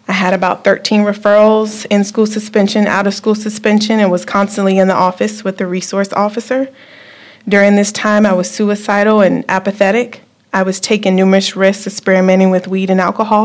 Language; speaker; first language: English; native; English